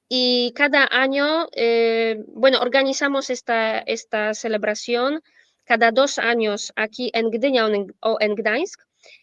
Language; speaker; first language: Spanish; non-native, fluent; Polish